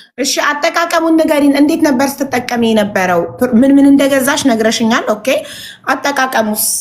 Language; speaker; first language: Amharic; native; Amharic